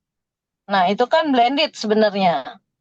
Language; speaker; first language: Indonesian; native; Indonesian